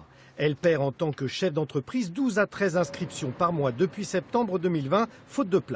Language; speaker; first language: French; native; French